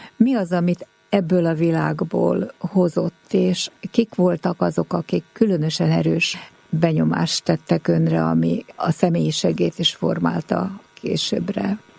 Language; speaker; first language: Hungarian; native; Hungarian